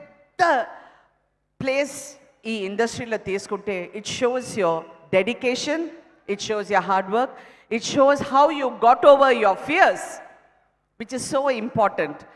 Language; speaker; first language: Telugu; non-native, fluent; Tamil